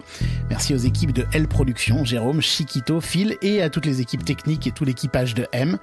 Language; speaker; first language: French; native; French